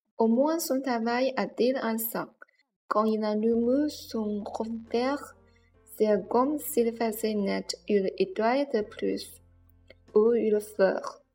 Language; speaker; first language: French; non-native, learner; Chinese